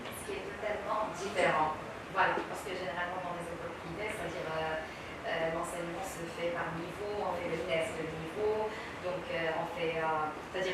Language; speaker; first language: French; non-native, local second language; Arabic